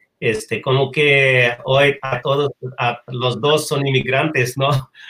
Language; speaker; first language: Spanish; non-native, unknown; Bangla